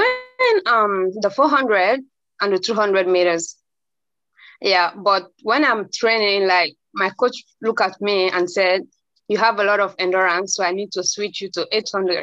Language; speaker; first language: English; non-native, local second language; Krio